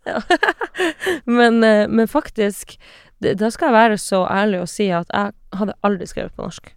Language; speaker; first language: Norwegian; non-native, local second language; Northern Sami